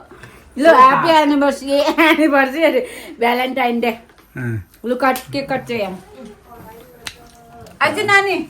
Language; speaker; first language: Malayalam; non-native, learner; Nepali